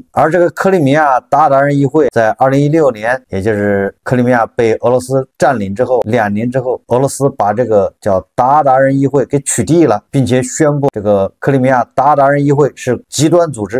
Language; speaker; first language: Chinese; native; Chinese